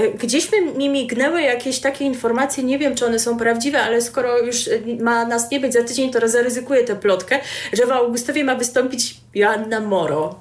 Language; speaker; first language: Polish; native; Polish